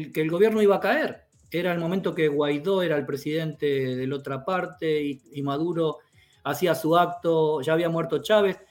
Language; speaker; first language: Spanish; native; Spanish